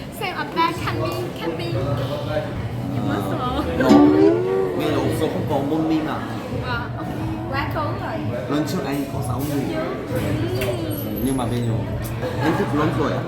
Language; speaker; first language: Vietnamese; non-native, learner; Korean